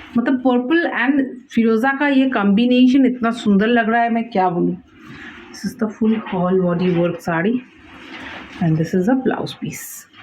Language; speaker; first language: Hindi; non-native, local second language; Bangla